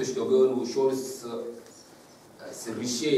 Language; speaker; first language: Russian; non-native, learner; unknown